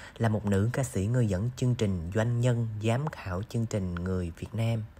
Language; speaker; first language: Vietnamese; native; Vietnamese